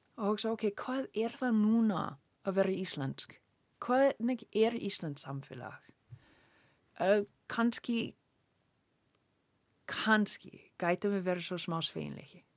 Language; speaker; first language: Icelandic; non-native, learner; English